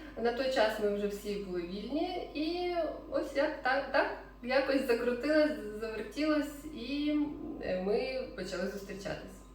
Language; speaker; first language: Ukrainian; non-native, local second language; Russian